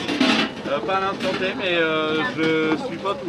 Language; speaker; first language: French; native; French